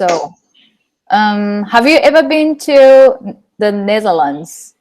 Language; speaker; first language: English; non-native, fluent; Japanese